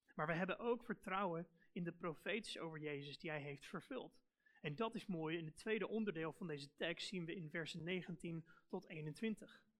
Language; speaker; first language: Dutch; non-native, fluent; English